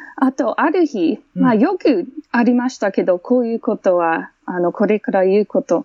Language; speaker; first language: Japanese; non-native, fluent; English